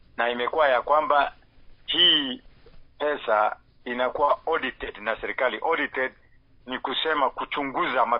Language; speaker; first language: Swahili; non-native, local second language; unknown